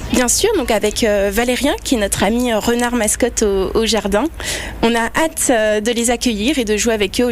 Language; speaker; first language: French; native; French